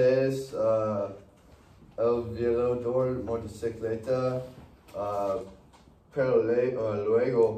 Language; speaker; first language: Spanish; non-native, learner; English